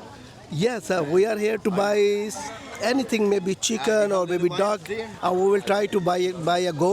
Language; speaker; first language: English; non-native, fluent; Urdu